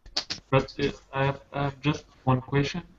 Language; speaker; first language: English; non-native, learner; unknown